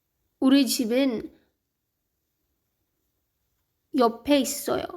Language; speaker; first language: Korean; non-native, learner; Hindi